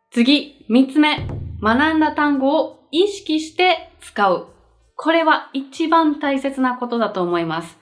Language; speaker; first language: Japanese; native; Japanese